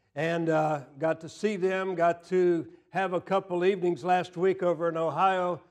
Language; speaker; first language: English; native; English